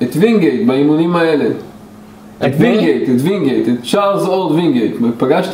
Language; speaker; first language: Hebrew; native; Hebrew